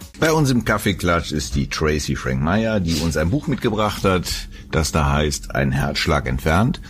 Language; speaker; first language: German; native; German